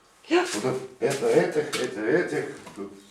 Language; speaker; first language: Russian; native; Russian